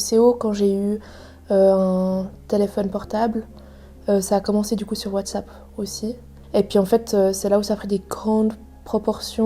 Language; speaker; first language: French; native; French